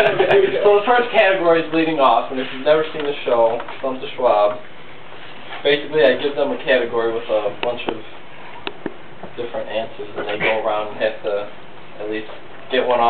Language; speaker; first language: English; native; English